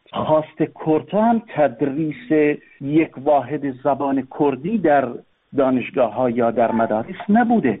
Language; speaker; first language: Persian; non-native, local second language; Kurdish